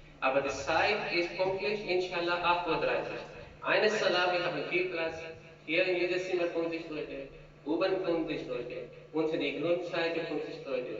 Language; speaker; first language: German; non-native, learner; Urdu